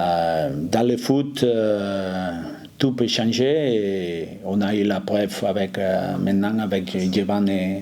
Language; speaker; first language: French; non-native, fluent; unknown